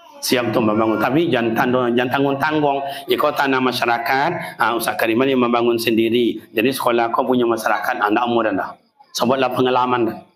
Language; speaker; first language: Malay; native; Malay